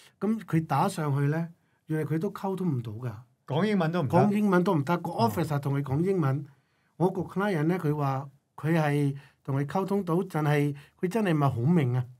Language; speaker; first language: Cantonese; non-native, local second language; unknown